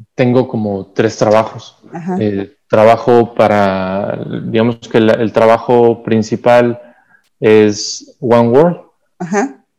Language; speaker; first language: Spanish; native; Spanish